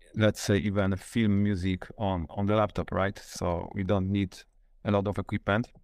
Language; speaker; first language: English; non-native, fluent; Polish